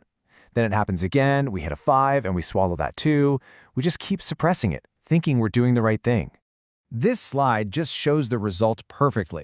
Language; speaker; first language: English; native; English